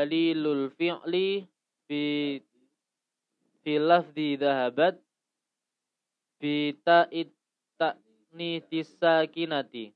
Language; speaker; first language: Arabic; non-native, learner; Indonesian